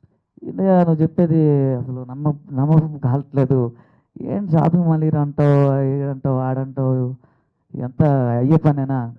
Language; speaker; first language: Telugu; native; Telugu